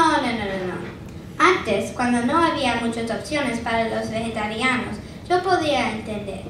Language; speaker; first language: Spanish; non-native, learner; English